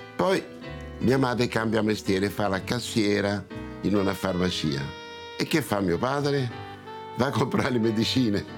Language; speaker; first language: Italian; early bilingual, other home language; Russian